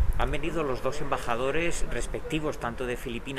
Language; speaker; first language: Spanish; native; Spanish